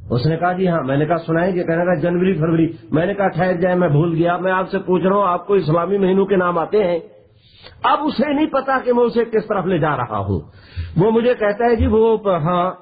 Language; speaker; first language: Urdu; non-native, local second language; Punjabi